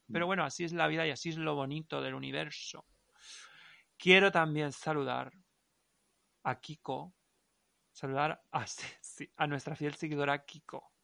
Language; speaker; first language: Spanish; non-native, local second language; Catalan